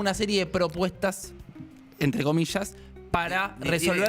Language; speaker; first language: Spanish; native; Spanish